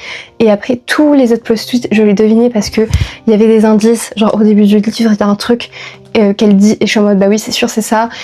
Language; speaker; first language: French; native; French